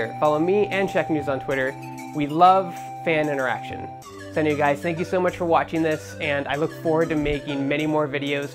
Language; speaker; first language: English; native; English